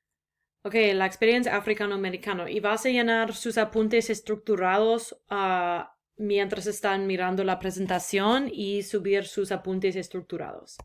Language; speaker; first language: Spanish; non-native, fluent; English